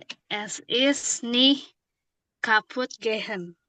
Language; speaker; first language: German; non-native, learner; Indonesian